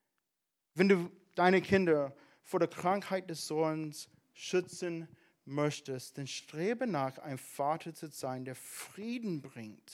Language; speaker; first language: German; non-native, fluent; English